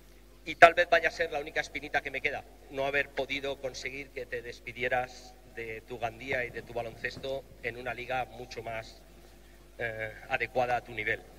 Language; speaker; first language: Spanish; native; Spanish